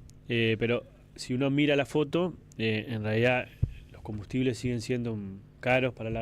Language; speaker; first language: Spanish; native; Spanish